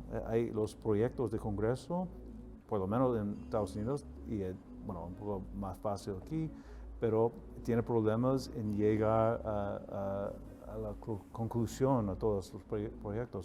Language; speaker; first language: Spanish; non-native, fluent; English